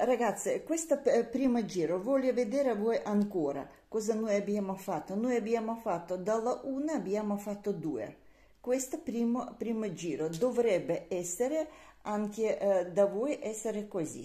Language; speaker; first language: Italian; non-native, learner; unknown